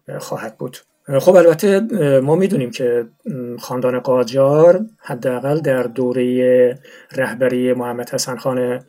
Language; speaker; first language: Persian; non-native, local second language; Turkmen